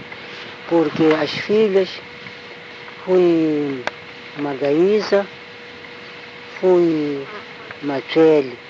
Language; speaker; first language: Portuguese; non-native, local second language; Tsonga